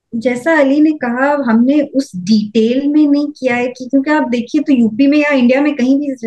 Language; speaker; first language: Hindi; native; Hindi